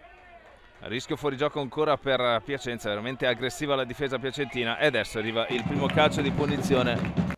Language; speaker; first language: Italian; native; Italian